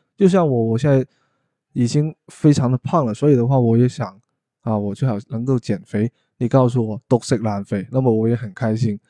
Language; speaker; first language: Chinese; non-native, local second language; Cantonese